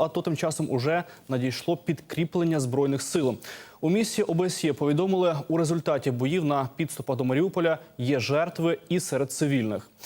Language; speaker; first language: Ukrainian; native; Ukrainian